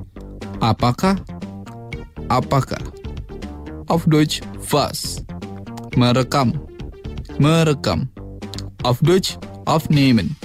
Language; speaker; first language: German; non-native, fluent; Indonesian